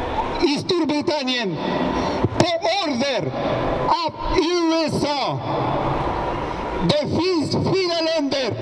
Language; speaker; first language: Swedish; non-native, fluent; Spanish